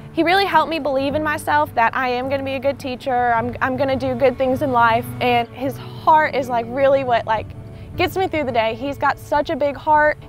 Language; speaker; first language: English; native; English